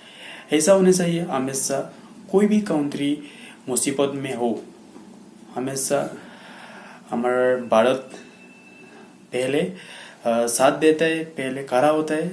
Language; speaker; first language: Hindi; non-native, local second language; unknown